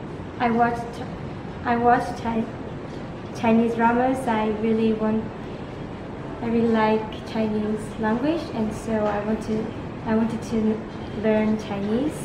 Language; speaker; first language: English; non-native, fluent; Japanese